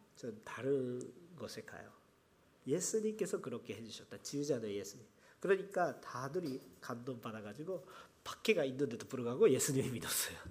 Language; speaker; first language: Korean; non-native, fluent; Japanese